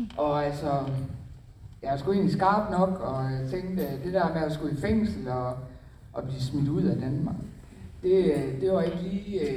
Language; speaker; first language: Danish; native; Danish